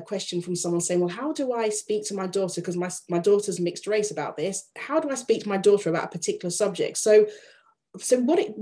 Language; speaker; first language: English; native; English